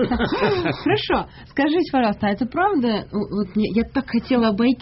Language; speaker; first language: Russian; native; Russian